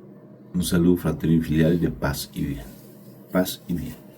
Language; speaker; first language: Spanish; native; Spanish